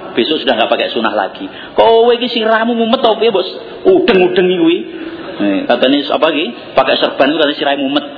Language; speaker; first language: Indonesian; non-native, local second language; Javanese